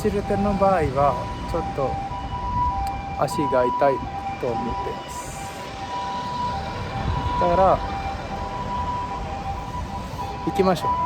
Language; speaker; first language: Japanese; non-native, learner; Sinhala